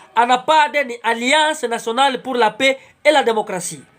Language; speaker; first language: French; non-native, local second language; Swahili